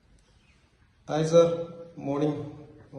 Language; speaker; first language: Hindi; non-native, learner; Malayalam